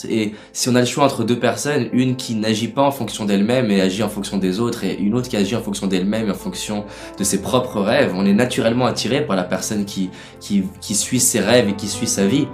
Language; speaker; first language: French; native; French